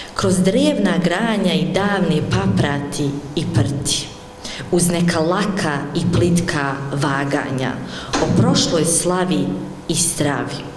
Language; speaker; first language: Bosnian; native; Bosnian